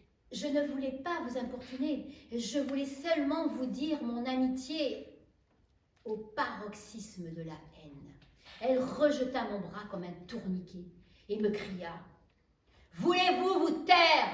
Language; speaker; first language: French; native; French